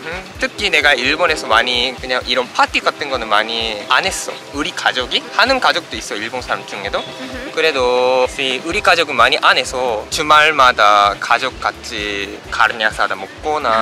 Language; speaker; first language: Korean; non-native, fluent; Japanese